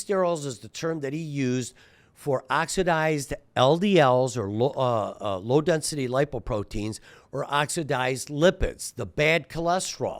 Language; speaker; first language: English; native; English